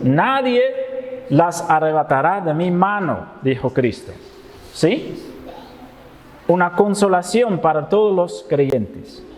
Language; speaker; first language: Spanish; non-native, fluent; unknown